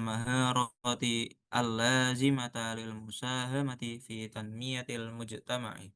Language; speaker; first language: Arabic; non-native, learner; Indonesian